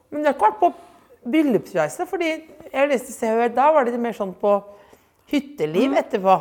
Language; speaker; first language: Norwegian; native; Norwegian